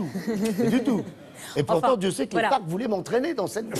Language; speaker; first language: French; native; French